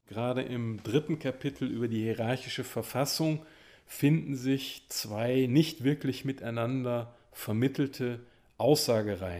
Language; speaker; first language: German; native; German